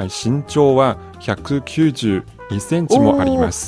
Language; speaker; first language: Japanese; non-native, fluent; Chinese